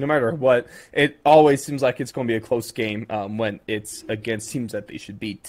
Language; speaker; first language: English; native; English